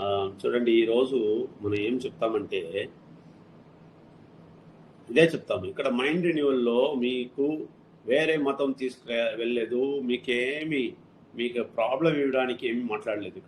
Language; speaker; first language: Telugu; non-native, learner; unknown